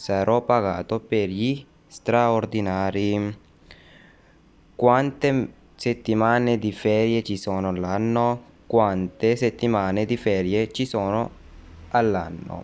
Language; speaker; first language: Italian; non-native, learner; Urdu